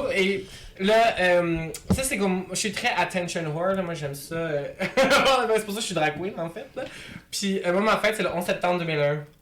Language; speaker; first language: French; native; French